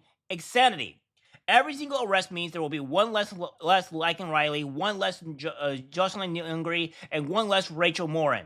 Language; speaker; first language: English; native; English